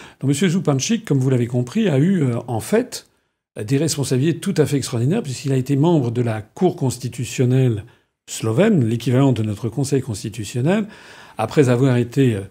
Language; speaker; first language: French; native; French